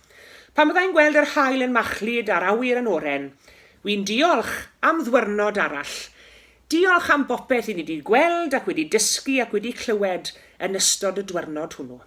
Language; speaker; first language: Welsh; native; Welsh